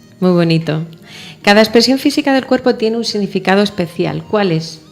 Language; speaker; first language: Spanish; native; Spanish